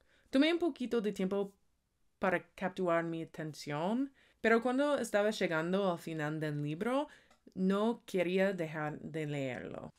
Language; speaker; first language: Spanish; non-native, learner; English